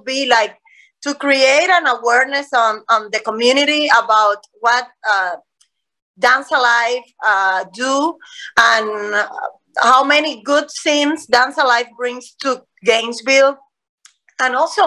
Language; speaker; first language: English; non-native, fluent; Spanish